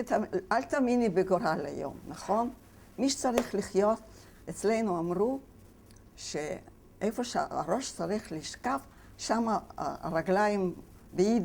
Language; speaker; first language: Hebrew; non-native, fluent; Yiddish